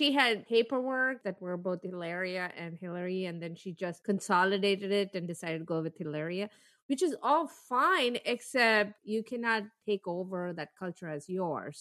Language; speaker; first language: English; non-native, local second language; Tamil